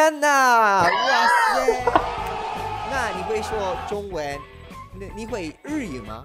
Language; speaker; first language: Chinese; non-native, learner; Spanish